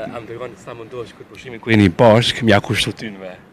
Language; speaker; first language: Albanian; native; Albanian